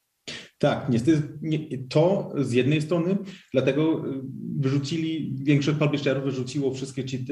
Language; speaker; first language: Polish; early bilingual, heritage; Polish